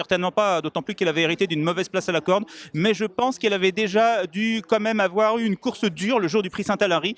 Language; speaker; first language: French; native; French